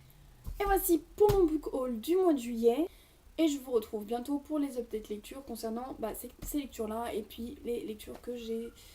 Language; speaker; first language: French; native; French